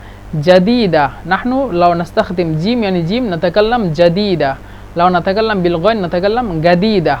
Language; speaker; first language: Egyptian Arabic; non-native, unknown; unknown